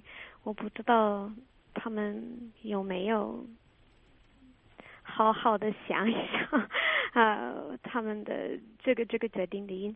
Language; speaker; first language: Chinese; non-native, fluent; English